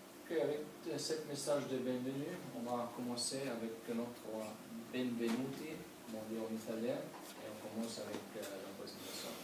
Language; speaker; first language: French; non-native, learner; Italian